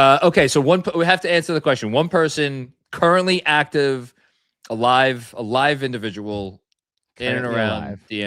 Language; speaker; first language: English; native; English